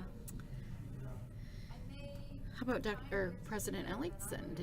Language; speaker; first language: English; native; English